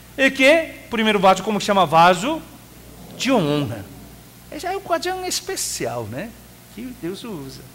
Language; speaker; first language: Portuguese; non-native, fluent; Korean